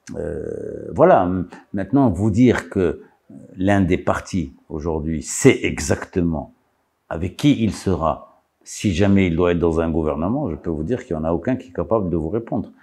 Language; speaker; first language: French; non-native, local second language; Arabic